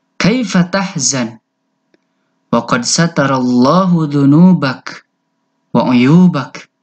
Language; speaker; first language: Arabic; non-native, fluent; Indonesian